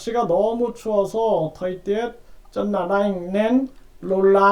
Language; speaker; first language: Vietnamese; non-native, learner; Korean